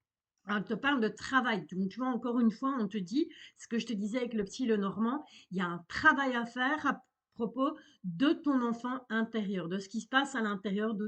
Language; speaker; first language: French; native; French